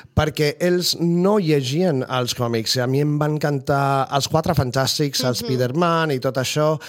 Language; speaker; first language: Catalan; non-native, fluent; Spanish